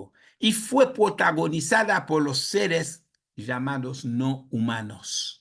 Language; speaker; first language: Spanish; non-native, fluent; Haitian Creole